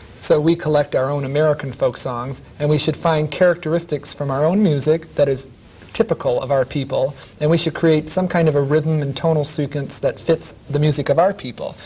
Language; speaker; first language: English; native; English